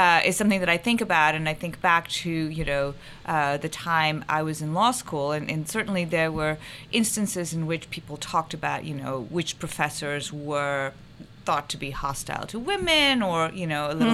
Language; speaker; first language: English; non-native, local second language; Urdu